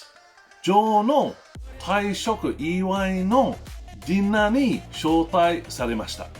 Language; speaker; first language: Japanese; non-native, learner; English